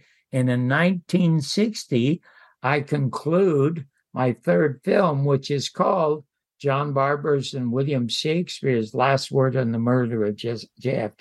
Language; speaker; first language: English; native; English